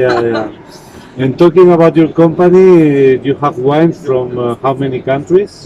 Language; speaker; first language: English; non-native, fluent; Spanish